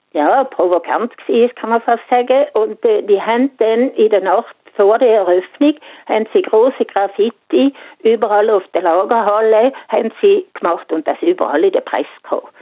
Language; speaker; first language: German; non-native, fluent; Swedish